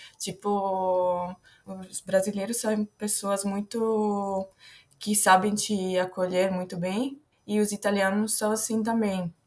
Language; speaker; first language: Portuguese; non-native, fluent; Italian